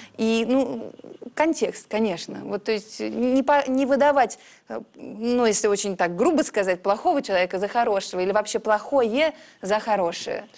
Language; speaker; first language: Russian; early bilingual, heritage; Russian